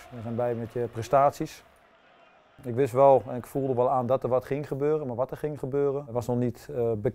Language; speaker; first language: Dutch; native; Dutch